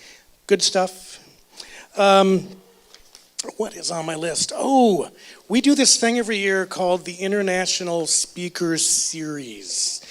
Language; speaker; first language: English; native; English